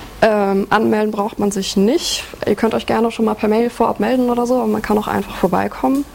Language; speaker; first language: German; native; German